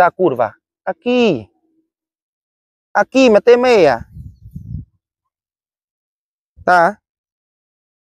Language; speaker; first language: Portuguese; non-native, learner; Vietnamese